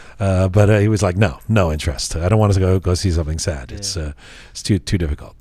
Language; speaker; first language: English; native; English